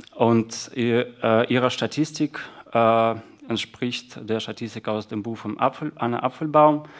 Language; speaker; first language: German; non-native, fluent; Russian